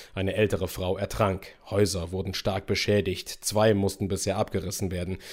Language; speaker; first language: German; native; German